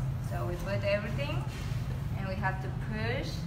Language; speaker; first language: English; non-native, learner; Spanish